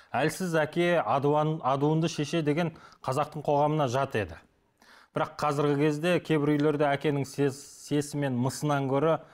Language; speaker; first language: Kazakh; native; Kazakh